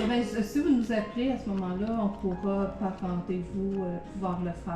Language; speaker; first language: French; native; French